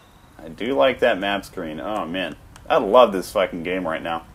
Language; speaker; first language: English; native; English